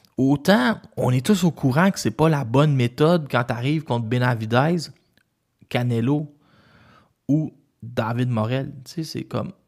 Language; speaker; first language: French; native; French